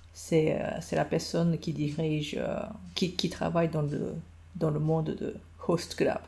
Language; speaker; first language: French; non-native, fluent; Japanese